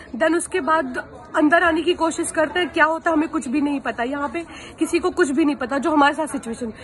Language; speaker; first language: Hindi; native; Hindi